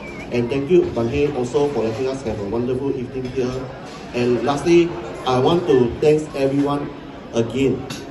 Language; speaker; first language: English; non-native, local second language; Chinese